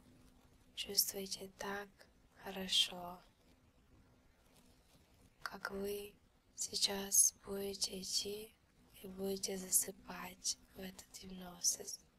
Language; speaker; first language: Russian; early bilingual, heritage; Russian